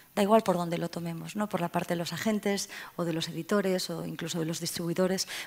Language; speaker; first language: Spanish; native; Spanish